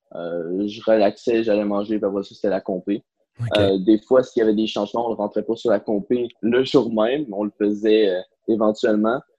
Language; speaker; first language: French; native; French